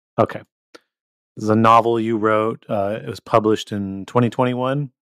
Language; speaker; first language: English; native; English